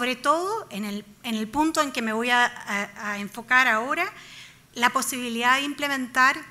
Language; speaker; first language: Spanish; native; Spanish